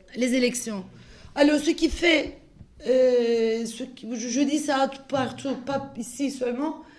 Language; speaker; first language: French; non-native, fluent; Turkish